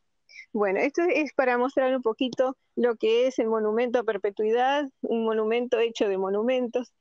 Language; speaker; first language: Spanish; native; Spanish